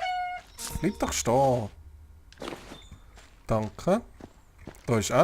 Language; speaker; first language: German; native; German